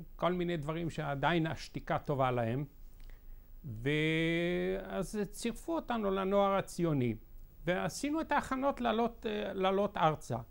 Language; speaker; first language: Hebrew; non-native, fluent; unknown